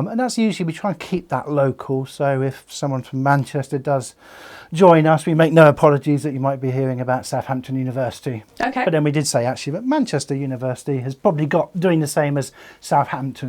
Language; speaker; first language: English; native; English